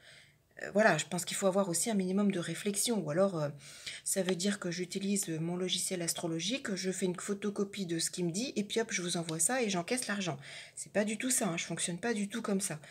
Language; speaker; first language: French; native; French